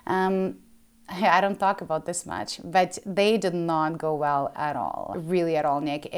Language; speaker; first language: English; early bilingual, other home language; Ukrainian